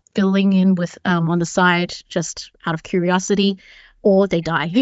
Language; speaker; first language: English; native; English